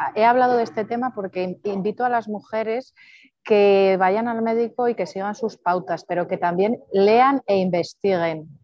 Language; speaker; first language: Spanish; native; Spanish